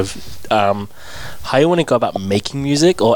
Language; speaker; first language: English; native; English